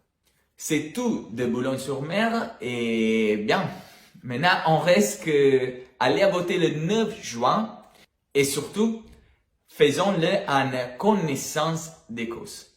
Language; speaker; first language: French; non-native, learner; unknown